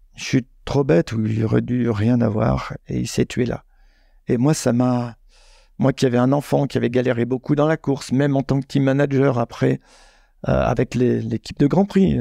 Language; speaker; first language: French; native; French